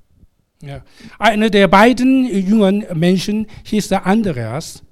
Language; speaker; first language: German; non-native, fluent; Korean